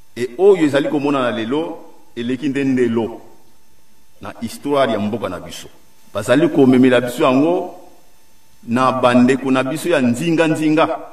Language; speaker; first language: Lingala; non-native, local second language; Kongo